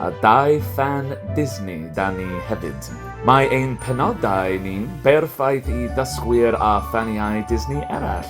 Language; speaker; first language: Welsh; non-native, learner; English